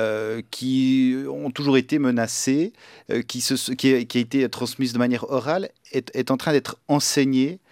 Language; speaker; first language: French; native; French